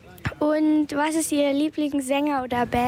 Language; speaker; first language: German; non-native, learner; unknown